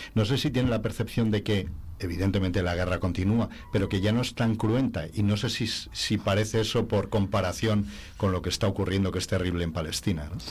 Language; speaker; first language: Spanish; native; Spanish